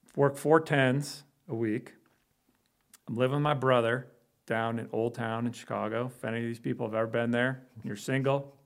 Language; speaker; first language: English; native; English